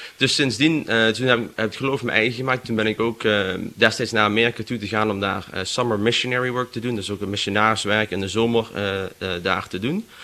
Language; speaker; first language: Dutch; native; Dutch